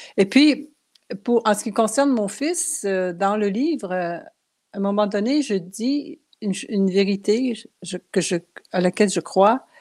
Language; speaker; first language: French; non-native, local second language; Cree